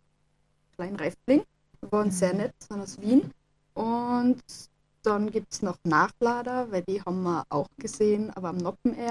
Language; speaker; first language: German; native; German